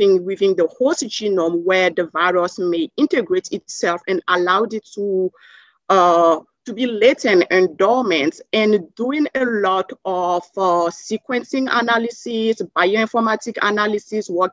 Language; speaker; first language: English; non-native, fluent; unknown